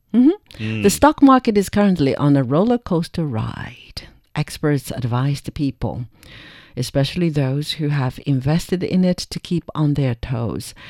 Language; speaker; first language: English; non-native, fluent; Chinese